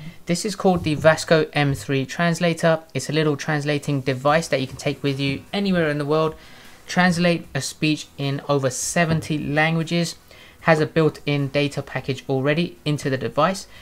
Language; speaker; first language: English; native; English